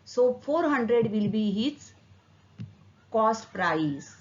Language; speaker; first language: English; non-native, local second language; Marathi